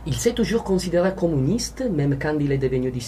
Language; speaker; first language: French; non-native, fluent; Italian